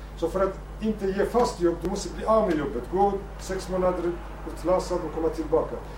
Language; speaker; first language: Swedish; non-native, fluent; Kurdish